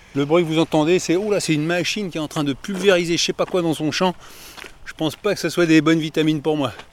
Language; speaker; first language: French; native; French